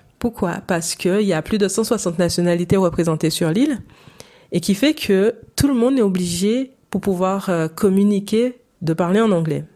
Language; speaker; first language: French; native; French